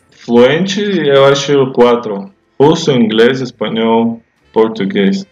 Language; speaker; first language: Portuguese; non-native, fluent; Russian